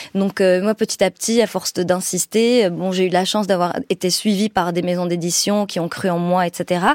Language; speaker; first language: French; non-native, local second language; Arabic